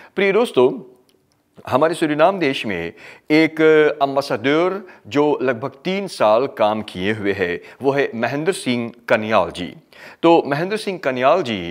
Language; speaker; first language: Hindi; early bilingual, heritage; Hindi